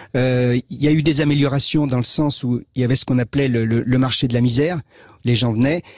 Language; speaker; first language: French; native; French